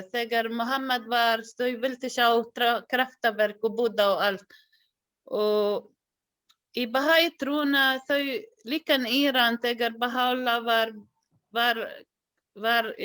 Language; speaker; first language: Icelandic; non-native, learner; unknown